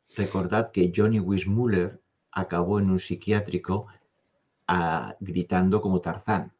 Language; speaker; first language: Spanish; native; Spanish